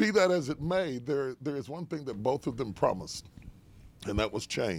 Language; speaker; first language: English; native; English